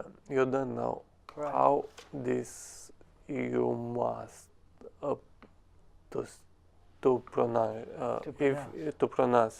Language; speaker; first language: English; non-native, learner; Romanian